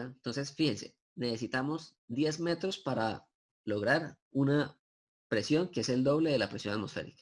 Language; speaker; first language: Spanish; native; Spanish